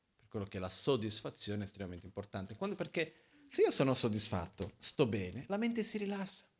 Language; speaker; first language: Italian; non-native, fluent; Portuguese